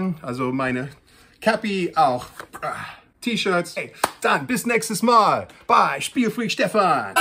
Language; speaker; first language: German; non-native, learner; English